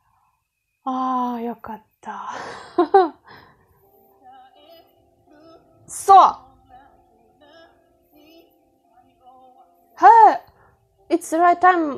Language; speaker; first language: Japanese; non-native, learner; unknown